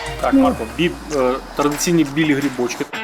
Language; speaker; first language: Ukrainian; native; Ukrainian